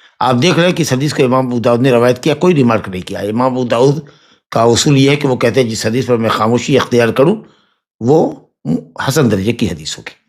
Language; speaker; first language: Urdu; native; Urdu